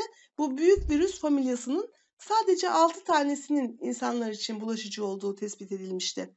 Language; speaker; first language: Turkish; native; Turkish